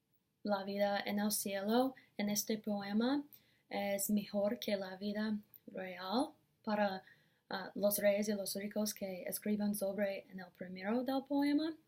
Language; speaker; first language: Spanish; non-native, learner; English